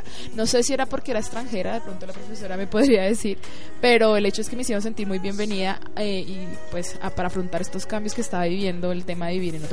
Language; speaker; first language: Spanish; native; Spanish